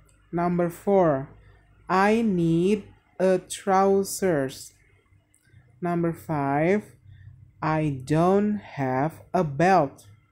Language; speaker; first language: English; non-native, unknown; Indonesian